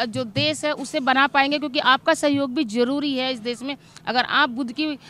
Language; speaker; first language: Hindi; native; Hindi